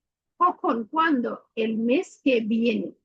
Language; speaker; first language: Spanish; non-native, learner; Bangla